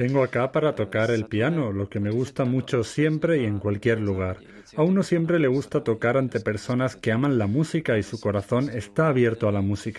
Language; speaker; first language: Spanish; native; Spanish